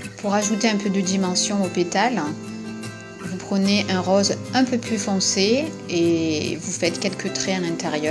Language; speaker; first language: French; native; French